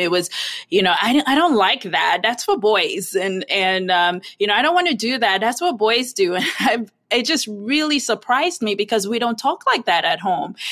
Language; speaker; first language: English; non-native, local second language; Yoruba